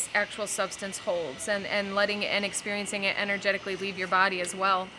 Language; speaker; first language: English; native; English